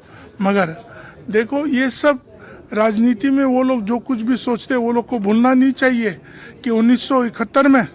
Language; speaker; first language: Hindi; non-native, local second language; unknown